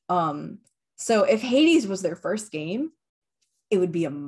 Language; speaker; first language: English; native; English